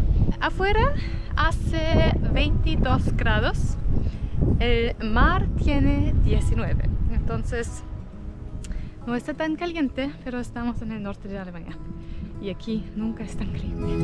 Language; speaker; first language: Spanish; non-native, fluent; German